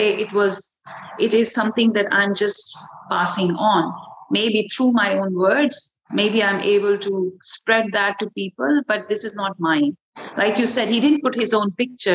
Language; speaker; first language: English; non-native, local second language; Hindi